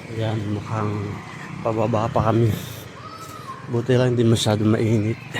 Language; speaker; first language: Filipino; non-native, local second language; Waray